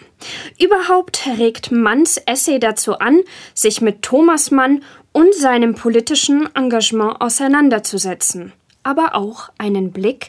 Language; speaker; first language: German; native; German